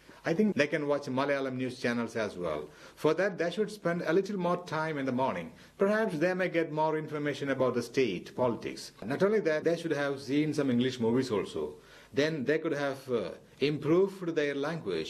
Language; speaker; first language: English; non-native, local second language; Malayalam